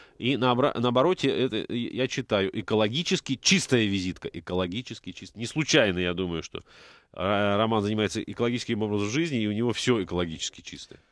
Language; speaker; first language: Russian; native; Russian